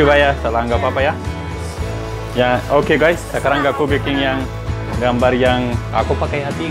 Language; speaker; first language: Indonesian; non-native, learner; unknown